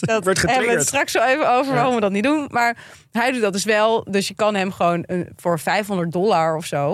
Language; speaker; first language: Dutch; native; Dutch